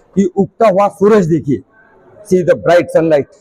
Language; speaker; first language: Hindi; non-native, local second language; Marathi